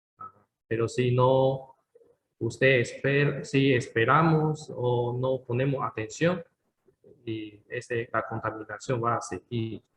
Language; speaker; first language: Spanish; non-native, learner; Chinese